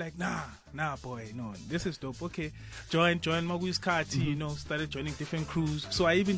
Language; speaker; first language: English; non-native, local second language; Zulu